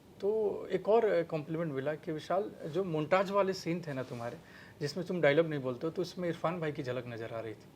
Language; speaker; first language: Hindi; native; Hindi